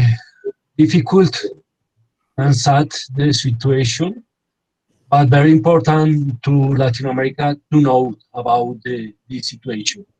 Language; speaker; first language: English; non-native, learner; Spanish